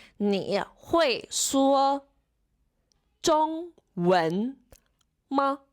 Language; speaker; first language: Chinese; non-native, fluent; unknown